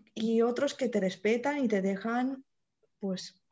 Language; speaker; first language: Spanish; non-native, fluent; Romanian